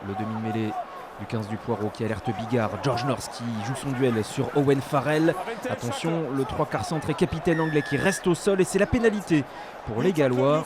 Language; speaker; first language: French; native; French